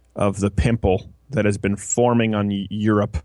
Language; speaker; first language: English; early bilingual, other home language; French